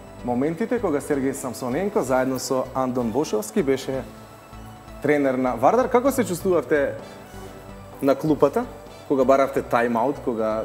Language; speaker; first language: Macedonian; native; Macedonian